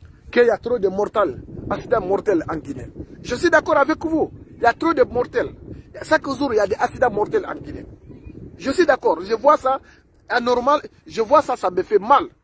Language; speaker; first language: French; non-native, local second language; Mandingo